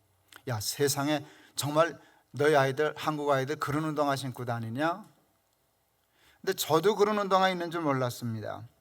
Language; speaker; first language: Korean; native; Korean